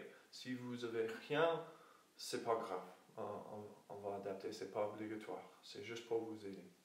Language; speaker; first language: French; non-native, fluent; English